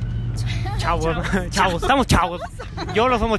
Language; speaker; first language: Spanish; native; Spanish